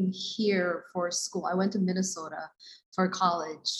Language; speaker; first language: English; non-native, local second language; Chinese